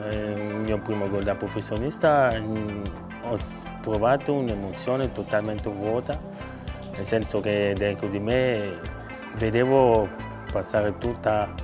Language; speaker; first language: Italian; non-native, fluent; French